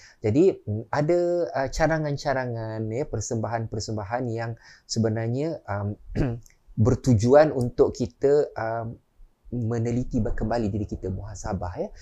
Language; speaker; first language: Malay; native; Malay